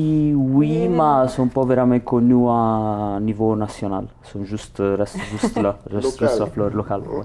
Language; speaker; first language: French; non-native, learner; Italian